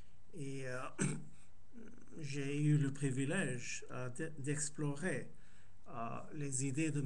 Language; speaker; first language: French; non-native, fluent; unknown